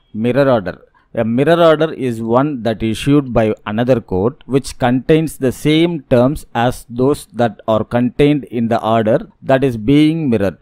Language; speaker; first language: English; non-native, local second language; Tamil